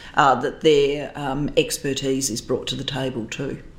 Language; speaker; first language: English; native; English